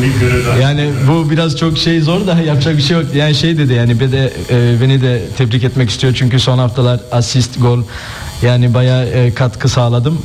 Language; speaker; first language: Turkish; early bilingual, heritage; Turkish